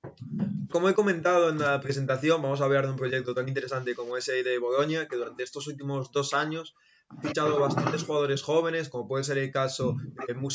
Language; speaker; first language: Spanish; native; Spanish